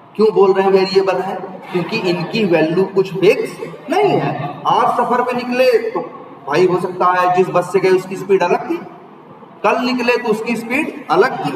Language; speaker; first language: Hindi; native; Hindi